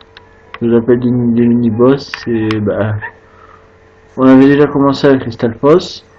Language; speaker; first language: French; native; French